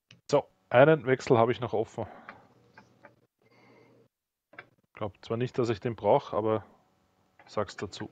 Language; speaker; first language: German; native; German